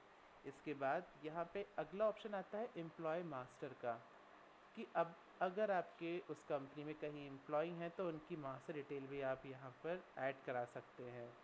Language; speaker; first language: Hindi; native; Hindi